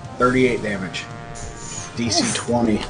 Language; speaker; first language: English; native; English